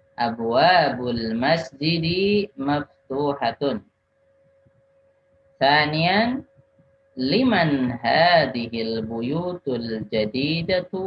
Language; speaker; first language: Arabic; non-native, fluent; Indonesian